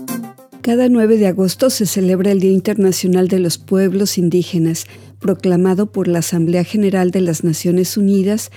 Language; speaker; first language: Spanish; native; Spanish